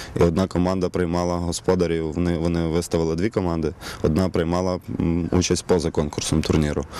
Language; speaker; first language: Ukrainian; native; Ukrainian